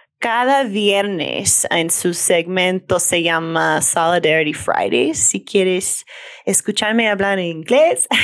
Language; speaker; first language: Spanish; non-native, learner; English